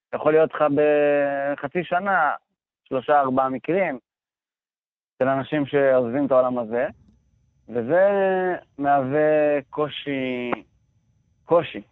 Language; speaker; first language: Hebrew; native; Hebrew